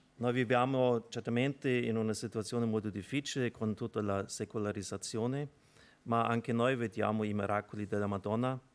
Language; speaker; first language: Italian; non-native, fluent; German